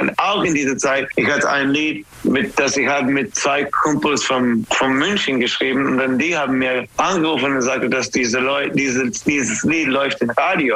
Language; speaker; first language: German; non-native, learner; English